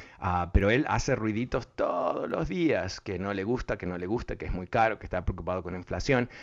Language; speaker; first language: Spanish; early bilingual, heritage; Spanish